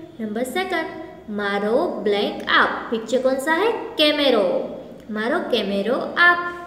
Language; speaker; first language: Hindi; non-native, local second language; Gujarati